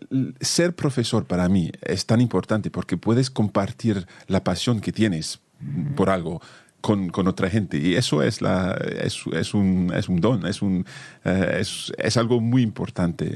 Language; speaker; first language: Spanish; non-native, fluent; English